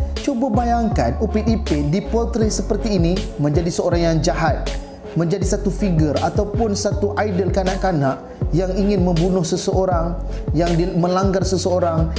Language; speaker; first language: Malay; native; Malay